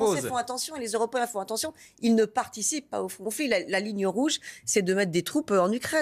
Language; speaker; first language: French; native; French